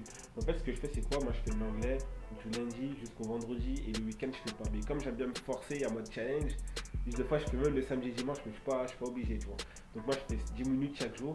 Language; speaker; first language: French; native; French